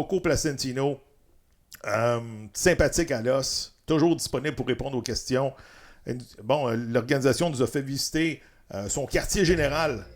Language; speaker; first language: French; native; French